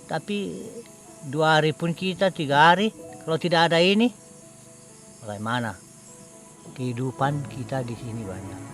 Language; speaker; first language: Indonesian; non-native, local second language; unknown